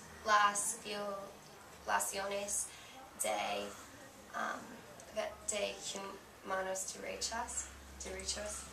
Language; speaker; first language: Spanish; non-native, learner; English